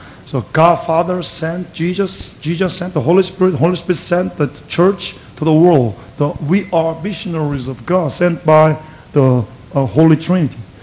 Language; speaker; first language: English; non-native, fluent; Korean